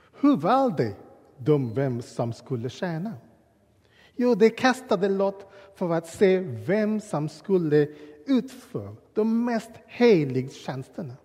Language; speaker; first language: Swedish; non-native, learner; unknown